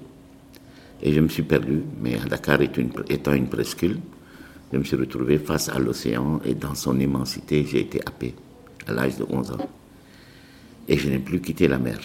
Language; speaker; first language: French; non-native, local second language; Arabic